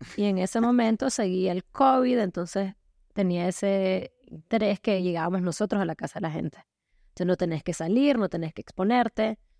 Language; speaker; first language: Spanish; native; Spanish